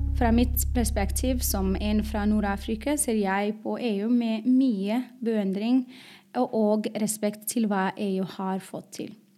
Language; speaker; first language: Norwegian; non-native, fluent; Arabic